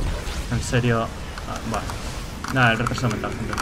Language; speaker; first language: Spanish; native; Spanish